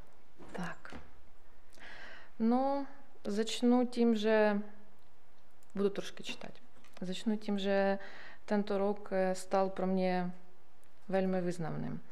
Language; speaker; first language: Czech; non-native, learner; Ukrainian